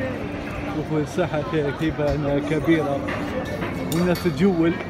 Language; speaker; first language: French; non-native, local second language; Arabic